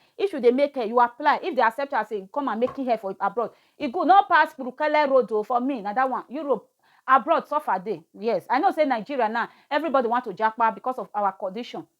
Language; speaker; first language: Nigerian Pidgin; native; Nigerian Pidgin